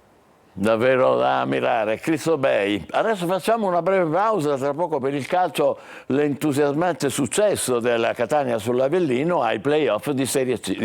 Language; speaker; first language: Italian; native; Italian